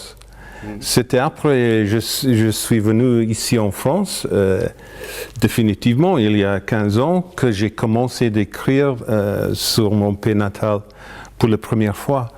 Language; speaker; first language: French; non-native, fluent; English